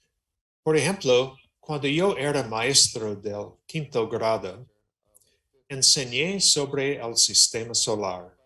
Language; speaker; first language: Spanish; non-native, learner; English